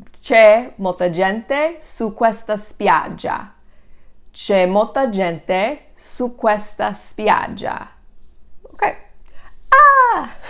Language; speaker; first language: Italian; non-native, fluent; English